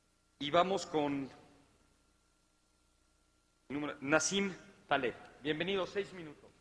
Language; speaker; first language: Spanish; native; Spanish